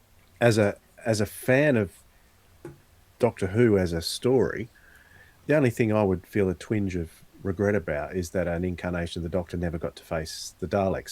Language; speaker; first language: English; native; English